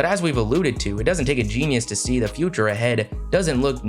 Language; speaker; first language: English; native; English